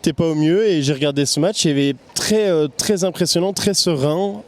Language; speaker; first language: French; native; French